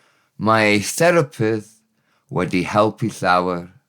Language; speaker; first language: Welsh; non-native, learner; English